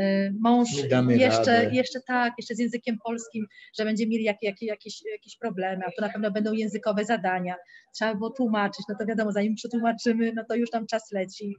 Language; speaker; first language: Polish; native; Polish